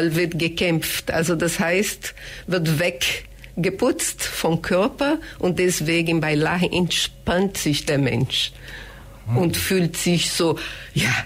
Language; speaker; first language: German; non-native, fluent; Portuguese